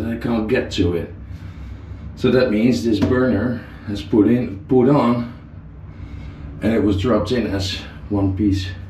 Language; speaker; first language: English; non-native, fluent; Dutch